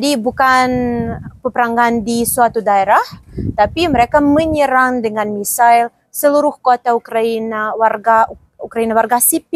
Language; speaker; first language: Indonesian; non-native, fluent; Ukrainian